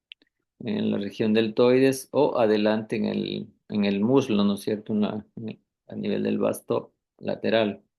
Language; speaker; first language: Spanish; native; Spanish